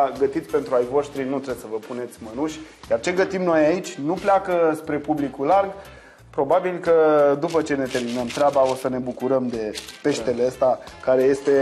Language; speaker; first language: Romanian; native; Romanian